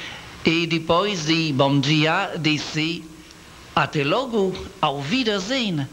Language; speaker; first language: Portuguese; non-native, learner; French